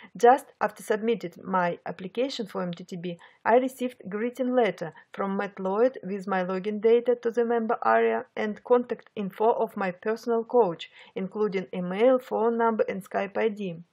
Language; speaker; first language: English; non-native, fluent; Russian